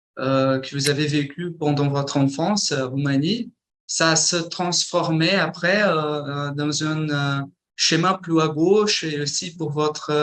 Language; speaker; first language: French; non-native, fluent; Portuguese